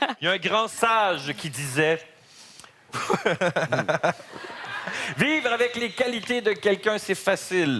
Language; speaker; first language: French; native; French